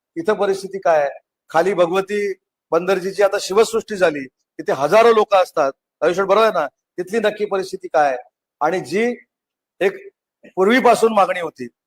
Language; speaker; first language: Marathi; native; Marathi